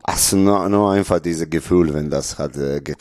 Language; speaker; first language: German; non-native, learner; Serbian